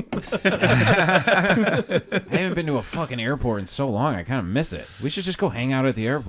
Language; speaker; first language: English; native; English